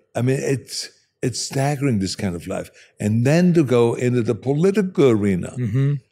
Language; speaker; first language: English; non-native, fluent; German